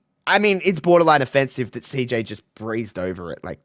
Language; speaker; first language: English; native; English